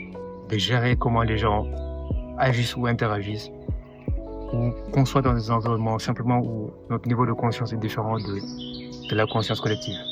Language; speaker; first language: French; non-native, local second language; Wolof